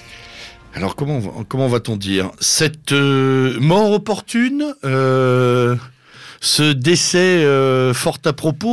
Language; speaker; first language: French; native; French